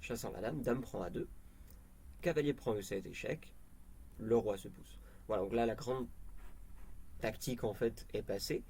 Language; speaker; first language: French; native; French